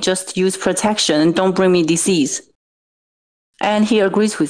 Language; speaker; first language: English; non-native, fluent; Chinese